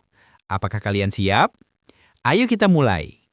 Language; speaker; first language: Indonesian; native; Indonesian